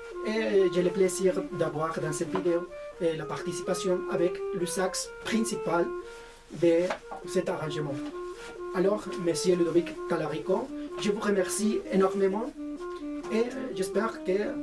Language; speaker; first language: French; non-native, fluent; Spanish